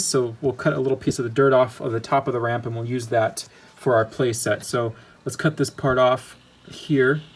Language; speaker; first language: English; native; English